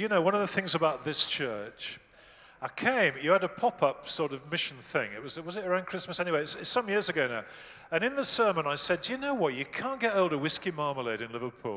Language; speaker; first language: English; native; English